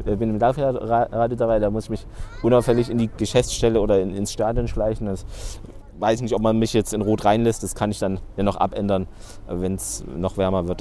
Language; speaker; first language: German; native; German